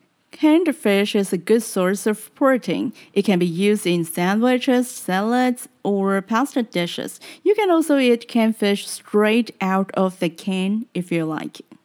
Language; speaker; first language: English; non-native, fluent; Chinese